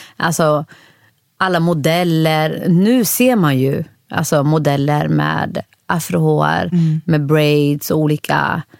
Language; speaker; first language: Swedish; native; Swedish